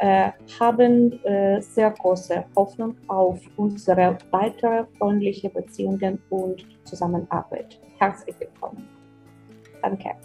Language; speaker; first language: German; non-native, fluent; Ukrainian